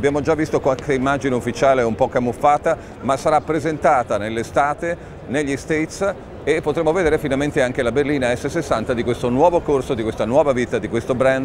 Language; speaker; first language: Italian; native; Italian